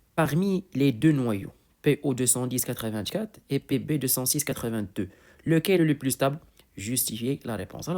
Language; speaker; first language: French; non-native, local second language; Arabic